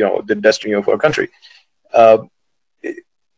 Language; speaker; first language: English; non-native, local second language; Hindi